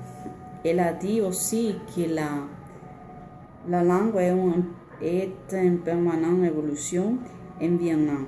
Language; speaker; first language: French; non-native, learner; Spanish